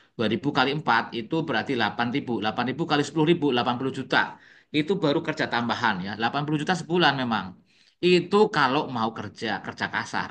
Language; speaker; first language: Indonesian; native; Indonesian